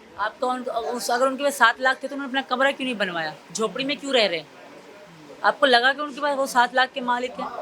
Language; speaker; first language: Urdu; non-native, local second language; Sindhi